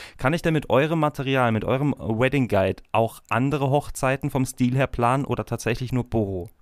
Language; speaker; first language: German; native; German